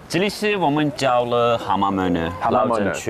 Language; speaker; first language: Chinese; non-native, fluent; Turkish